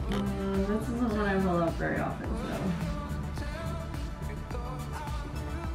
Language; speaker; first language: English; native; English